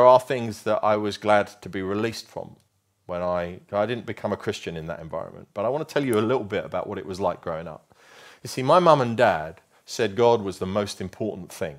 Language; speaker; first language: English; native; English